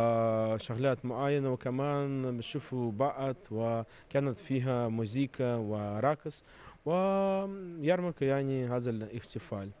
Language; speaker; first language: Arabic; non-native, fluent; Russian